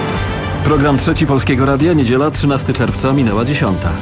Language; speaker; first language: Polish; native; Polish